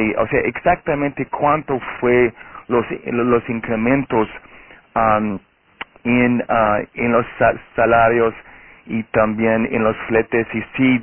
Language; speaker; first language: Spanish; non-native, fluent; Portuguese